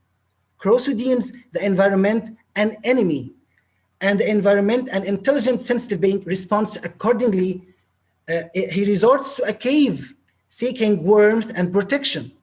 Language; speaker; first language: English; non-native, local second language; Arabic